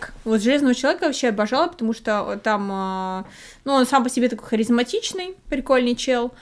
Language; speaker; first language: Russian; native; Russian